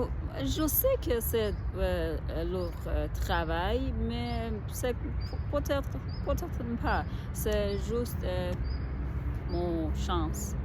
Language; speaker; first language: French; non-native, learner; Persian